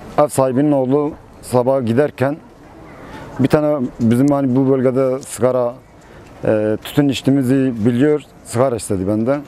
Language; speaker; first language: Turkish; non-native, local second language; Kurdish